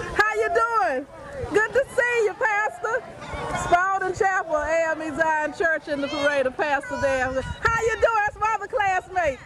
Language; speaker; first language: English; native; English